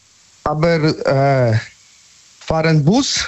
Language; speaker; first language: German; non-native, learner; Polish